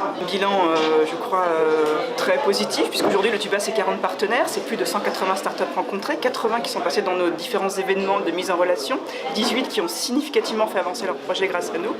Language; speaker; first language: French; native; French